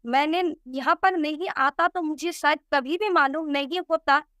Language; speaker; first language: Hindi; non-native, local second language; Bangla